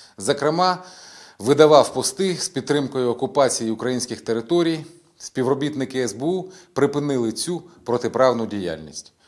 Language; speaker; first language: Ukrainian; non-native, local second language; Russian